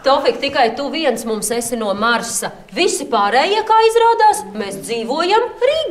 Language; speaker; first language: Latvian; native; Latvian